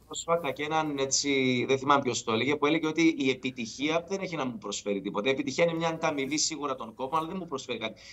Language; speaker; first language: Greek; native; Greek